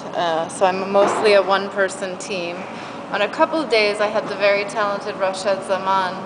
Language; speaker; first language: English; native; English